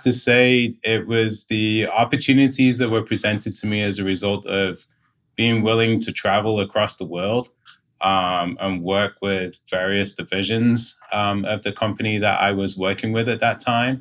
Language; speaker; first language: English; native; English